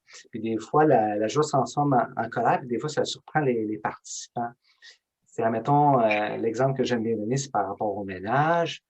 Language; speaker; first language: French; native; French